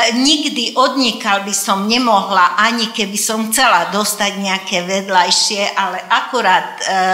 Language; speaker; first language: Slovak; non-native, local second language; Hungarian